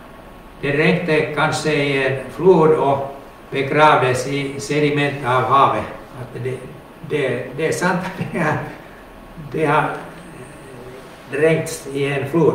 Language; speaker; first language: Swedish; non-native, local second language; Finnish